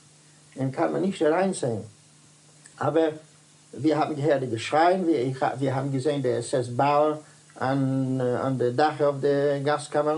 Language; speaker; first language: German; non-native, learner; Dutch